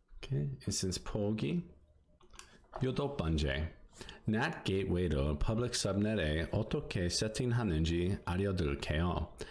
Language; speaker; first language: Korean; non-native, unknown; English